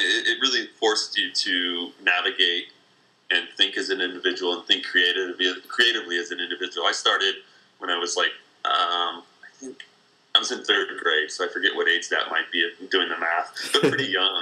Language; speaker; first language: English; native; English